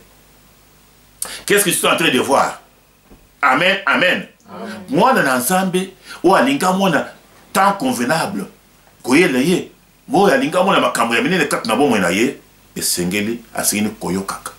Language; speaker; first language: French; non-native, local second language; Lingala